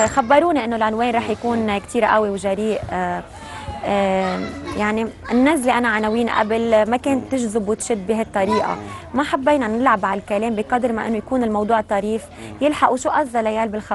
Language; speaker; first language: Arabic; native; Arabic